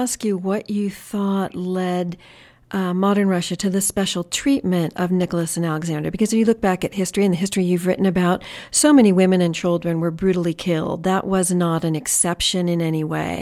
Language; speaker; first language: English; native; English